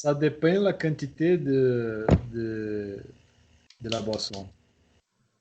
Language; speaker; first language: French; non-native, learner; Portuguese